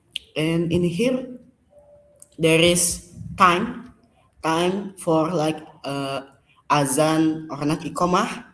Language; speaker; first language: English; non-native, learner; Indonesian